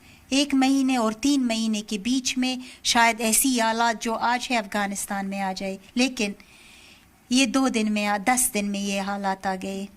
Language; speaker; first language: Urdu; non-native, learner; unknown